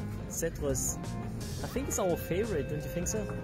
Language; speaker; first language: English; non-native, fluent; German